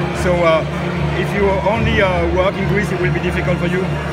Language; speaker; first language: English; non-native, learner; French